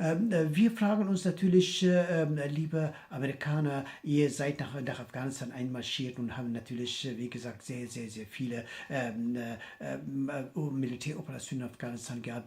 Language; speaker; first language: German; non-native, fluent; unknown